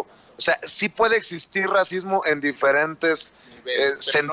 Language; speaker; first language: Spanish; native; Spanish